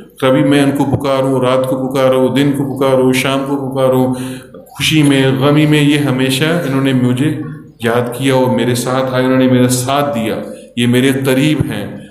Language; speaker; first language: Urdu; early bilingual, heritage; Urdu